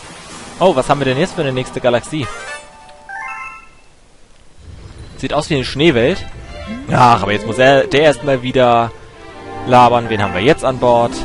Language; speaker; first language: German; native; German